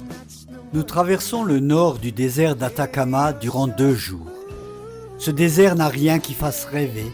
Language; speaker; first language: French; native; French